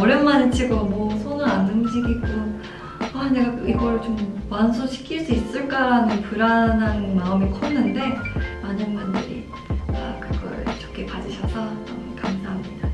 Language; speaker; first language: Korean; non-native, fluent; Japanese